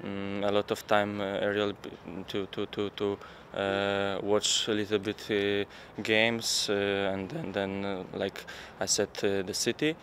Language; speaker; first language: English; non-native, learner; Polish